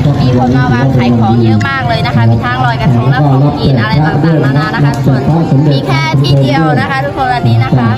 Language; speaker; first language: Thai; non-native, local second language; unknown